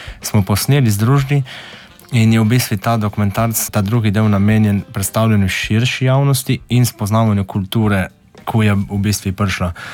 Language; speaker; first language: Slovenian; native; Slovenian